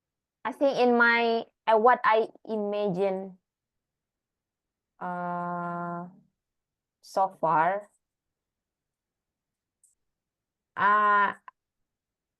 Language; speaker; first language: English; non-native, learner; Indonesian